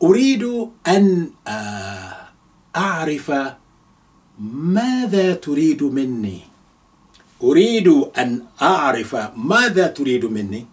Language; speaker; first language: Arabic; non-native, fluent; Yoruba